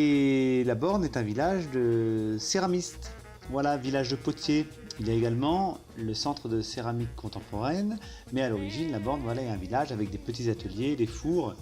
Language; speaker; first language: French; native; French